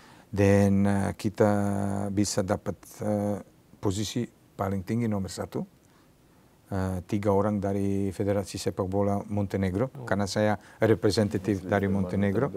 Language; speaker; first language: Indonesian; non-native, fluent; Serbian